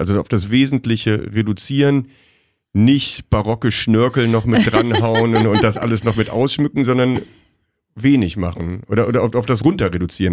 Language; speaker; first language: German; native; German